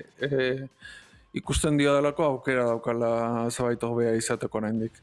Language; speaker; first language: Basque; non-native, local second language; Spanish